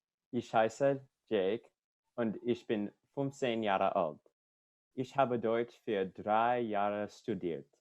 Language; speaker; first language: German; non-native, learner; English